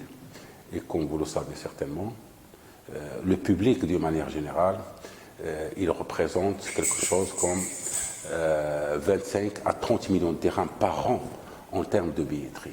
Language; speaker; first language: French; non-native, local second language; Arabic